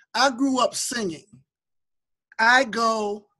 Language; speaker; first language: English; native; English